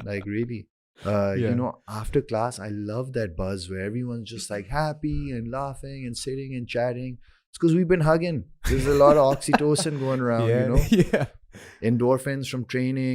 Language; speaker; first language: English; non-native, local second language; Urdu